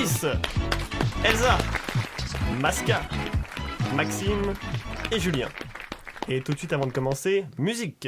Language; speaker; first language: French; native; French